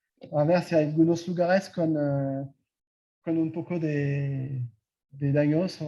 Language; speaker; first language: Spanish; non-native, fluent; French